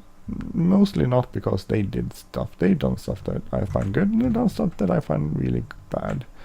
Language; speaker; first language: English; non-native, fluent; Swedish